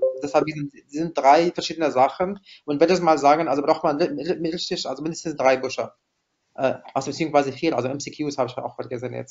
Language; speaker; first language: German; non-native, fluent; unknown